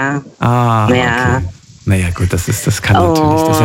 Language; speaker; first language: German; native; German